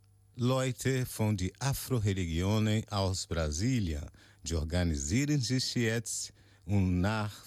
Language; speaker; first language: German; non-native, learner; Portuguese